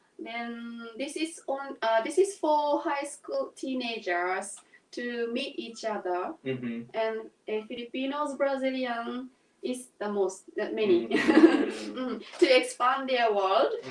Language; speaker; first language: English; non-native, learner; Japanese